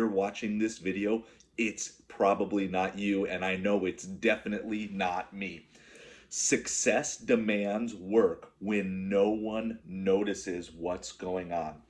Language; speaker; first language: English; native; English